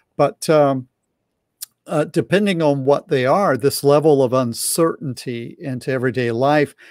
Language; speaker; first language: English; native; English